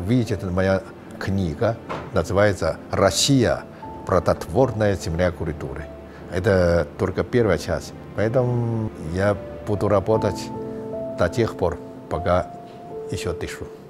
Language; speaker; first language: Russian; non-native, fluent; Chinese